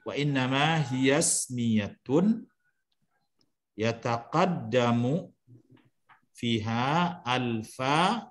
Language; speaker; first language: Arabic; non-native, fluent; Indonesian